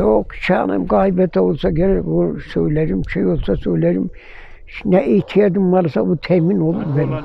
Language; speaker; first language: Turkish; native; Turkish